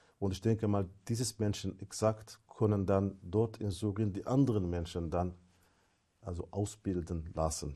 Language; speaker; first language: German; non-native, fluent; Arabic